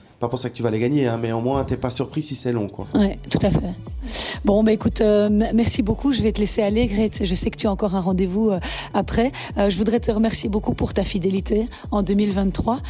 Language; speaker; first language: French; native; French